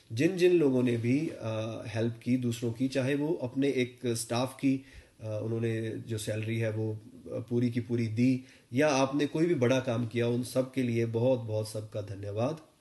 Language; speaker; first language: Hindi; non-native, local second language; Punjabi